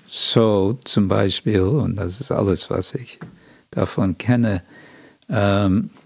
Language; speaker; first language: German; non-native, fluent; English